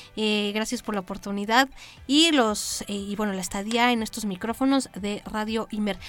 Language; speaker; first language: Spanish; native; Spanish